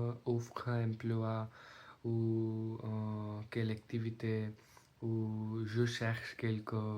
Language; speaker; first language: French; non-native, learner; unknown